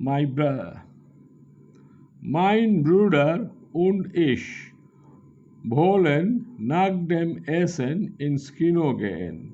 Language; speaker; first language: German; non-native, fluent; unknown